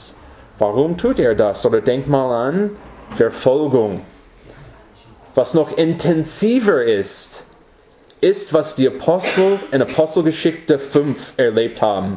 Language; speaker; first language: German; non-native, fluent; English